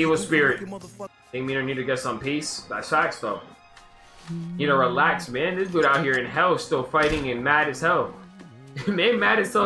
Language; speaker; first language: English; native; English